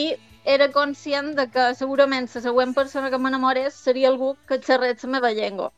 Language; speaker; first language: Catalan; native; Catalan